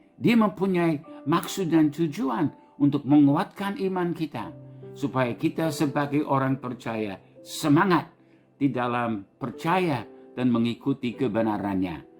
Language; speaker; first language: Indonesian; non-native, fluent; English